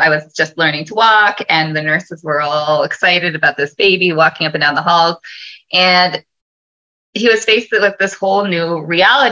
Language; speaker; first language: English; native; English